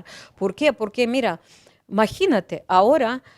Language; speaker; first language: Spanish; non-native, learner; Ukrainian